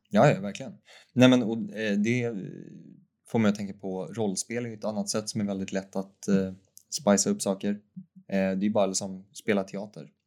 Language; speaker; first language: Swedish; native; Swedish